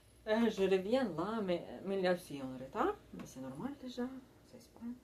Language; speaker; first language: French; non-native, learner; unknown